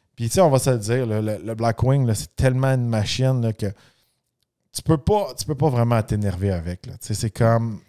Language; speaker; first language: French; native; French